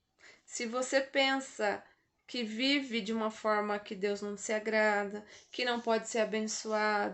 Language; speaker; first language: Portuguese; native; Portuguese